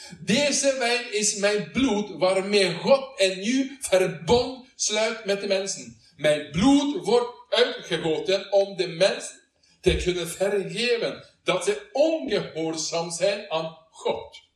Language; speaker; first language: Dutch; non-native, learner; Norwegian